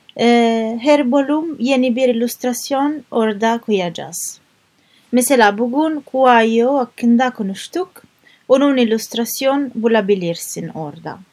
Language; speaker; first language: Turkish; non-native, learner; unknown